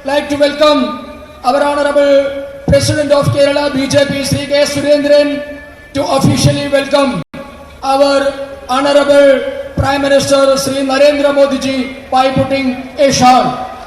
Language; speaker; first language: English; non-native, local second language; Malayalam